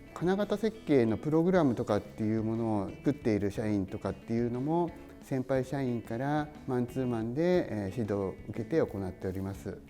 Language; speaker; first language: Japanese; native; Japanese